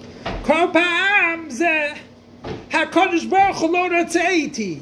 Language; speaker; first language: Hebrew; non-native, fluent; English